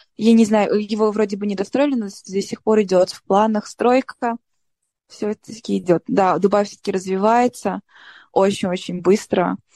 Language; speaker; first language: Russian; non-native, local second language; Tajik